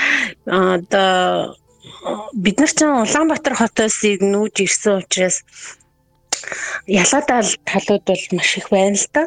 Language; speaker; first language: Mongolian; native; Mongolian